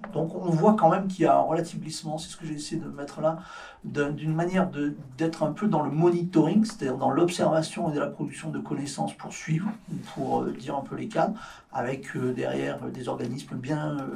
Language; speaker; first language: French; native; French